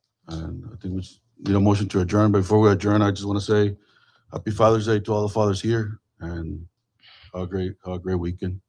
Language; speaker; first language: English; native; English